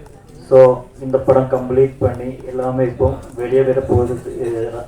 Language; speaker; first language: Tamil; non-native, learner; Malayalam